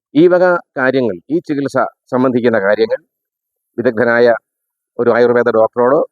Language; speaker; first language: Malayalam; native; Malayalam